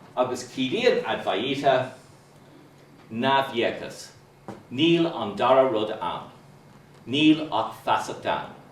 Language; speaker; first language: Irish; non-native, local second language; English